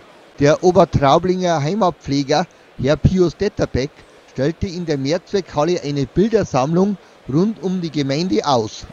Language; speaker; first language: German; native; German